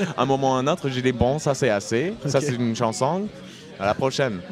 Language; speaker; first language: French; non-native, fluent; English